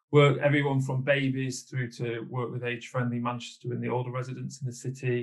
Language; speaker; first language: English; native; English